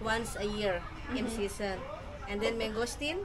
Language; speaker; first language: English; non-native, learner; Indonesian